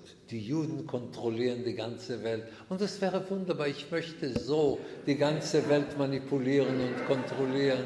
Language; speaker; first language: German; non-native, fluent; Hebrew